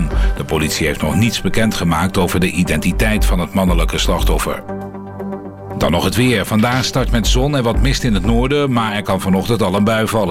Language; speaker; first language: Dutch; native; Dutch